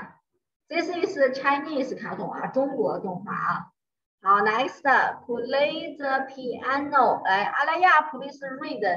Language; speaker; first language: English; non-native, learner; Chinese